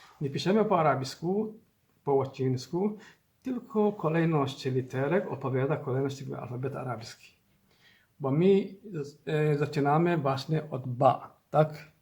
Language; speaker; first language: Polish; non-native, learner; Somali